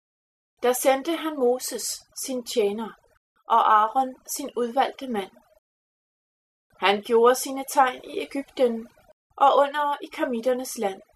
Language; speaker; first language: Danish; native; Danish